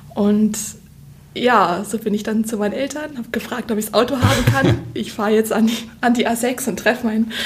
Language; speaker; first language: German; native; German